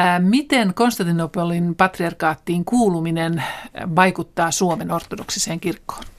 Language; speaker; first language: Finnish; native; Finnish